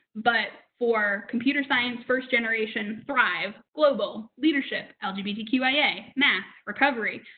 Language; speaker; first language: English; native; English